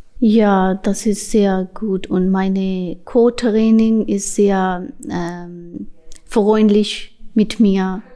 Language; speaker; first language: German; non-native, learner; Urdu